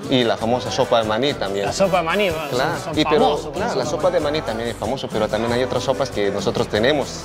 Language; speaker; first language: Spanish; native; Spanish